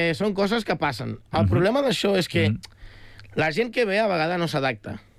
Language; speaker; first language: Catalan; early bilingual, other home language; Spanish